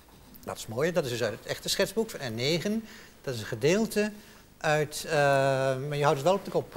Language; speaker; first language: Dutch; native; Dutch